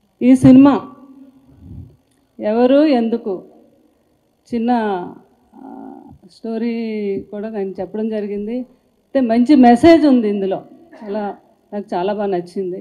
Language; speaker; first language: Telugu; native; Telugu